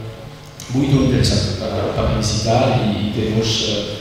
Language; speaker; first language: Portuguese; non-native, learner; French